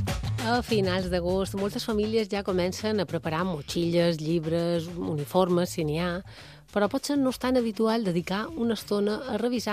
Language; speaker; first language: Catalan; native; Catalan